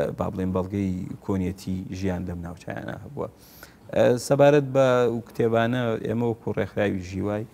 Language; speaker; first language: Central Kurdish; non-native, local second language; Gurani